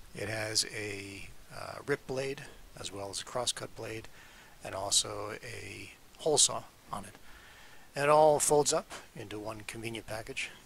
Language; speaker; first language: English; native; English